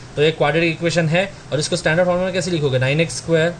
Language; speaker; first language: Hindi; non-native, local second language; Marathi